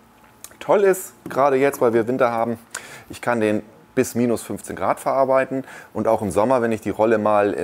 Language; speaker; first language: German; native; German